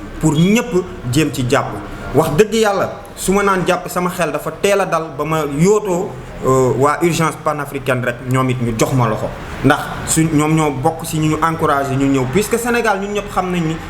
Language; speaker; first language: Wolof; native; Wolof